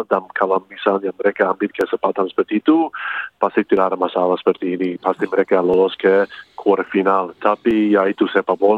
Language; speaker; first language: Indonesian; early bilingual, heritage; English